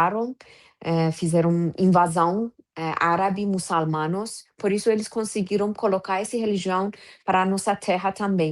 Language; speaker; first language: Portuguese; non-native, fluent; Persian